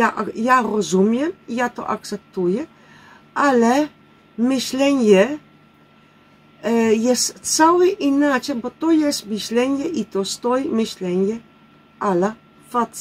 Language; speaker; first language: Polish; non-native, learner; Dutch